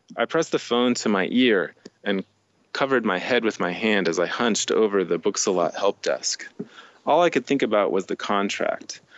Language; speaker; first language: English; native; English